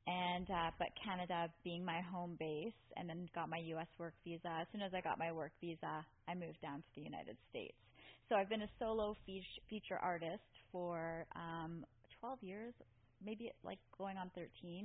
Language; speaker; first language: English; native; English